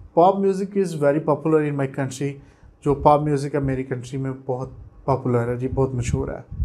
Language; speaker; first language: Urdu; non-native, local second language; Punjabi